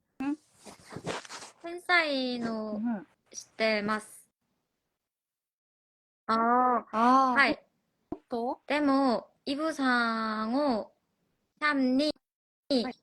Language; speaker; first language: Japanese; non-native, learner; Korean